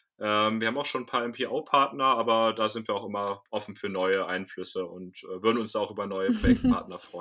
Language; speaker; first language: German; native; German